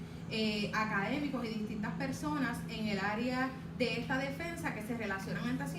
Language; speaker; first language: Spanish; native; Spanish